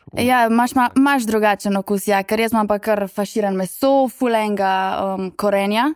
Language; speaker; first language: Slovenian; native; Slovenian